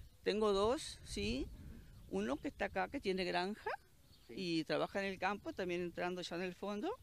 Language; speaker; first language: Spanish; native; Spanish